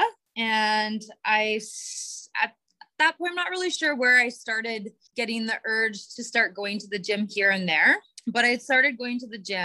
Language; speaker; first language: English; native; English